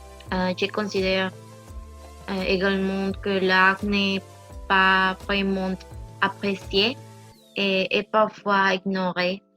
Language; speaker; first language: French; non-native, learner; Spanish